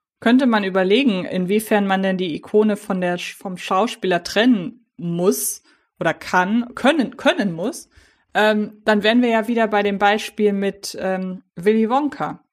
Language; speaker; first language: German; native; German